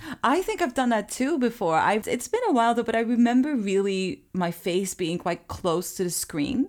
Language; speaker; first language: English; early bilingual, other home language; Japanese